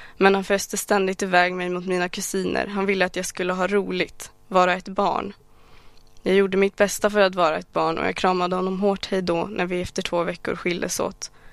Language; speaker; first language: Swedish; early bilingual, other home language; Arabic